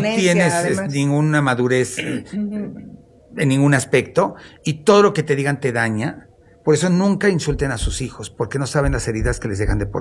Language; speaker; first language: Spanish; native; Spanish